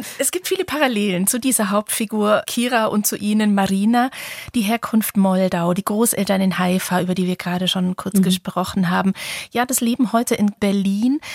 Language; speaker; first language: German; native; German